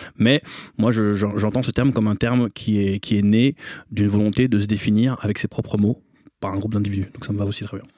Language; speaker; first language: French; native; French